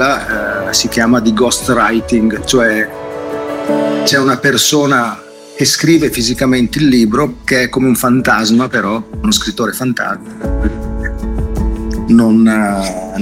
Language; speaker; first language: Italian; native; Italian